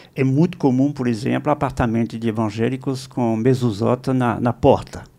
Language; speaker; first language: Portuguese; non-native, fluent; French